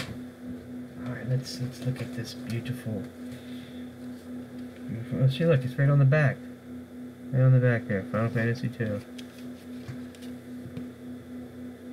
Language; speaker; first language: English; native; English